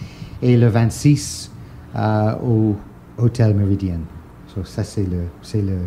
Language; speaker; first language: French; non-native, fluent; English